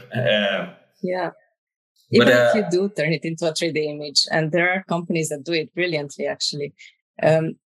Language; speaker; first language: English; non-native, fluent; Romanian